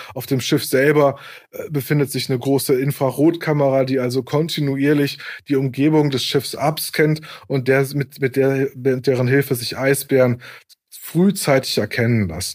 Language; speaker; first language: German; native; German